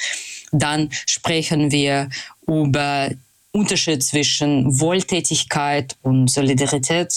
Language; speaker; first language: German; non-native, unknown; Russian